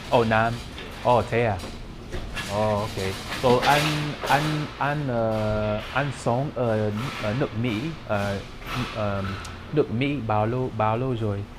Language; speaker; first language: Vietnamese; non-native, learner; English